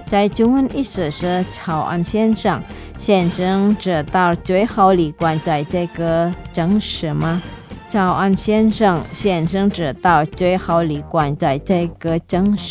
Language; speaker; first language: Chinese; non-native, fluent; Indonesian